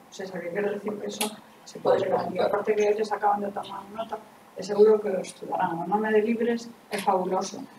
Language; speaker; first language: Galician; non-native, local second language; Spanish